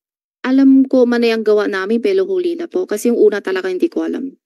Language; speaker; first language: Filipino; non-native, learner; Chinese